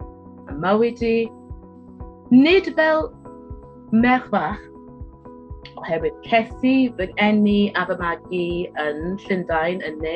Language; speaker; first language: Welsh; non-native, learner; English